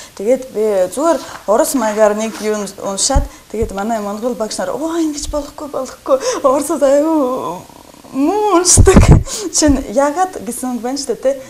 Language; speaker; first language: Mongolian; non-native, learner; Russian